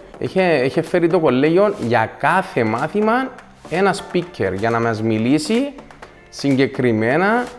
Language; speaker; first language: Greek; native; Greek